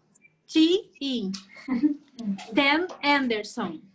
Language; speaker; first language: English; non-native, learner; Portuguese